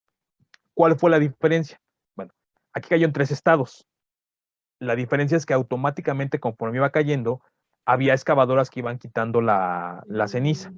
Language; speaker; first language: Spanish; native; Spanish